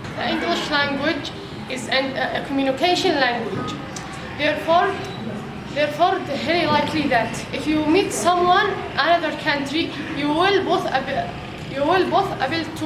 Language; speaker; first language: English; non-native, learner; Arabic